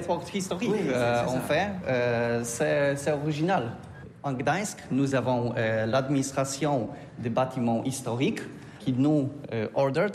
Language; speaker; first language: French; non-native, learner; Polish